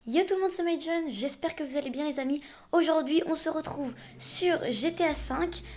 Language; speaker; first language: French; native; French